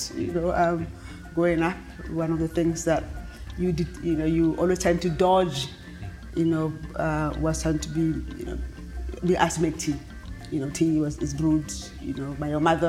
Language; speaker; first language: English; non-native, local second language; Tswana